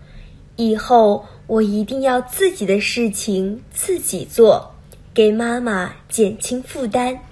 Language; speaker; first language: Chinese; non-native, learner; Vietnamese